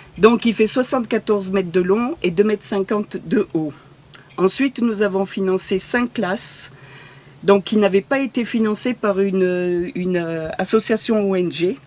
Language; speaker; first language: French; native; French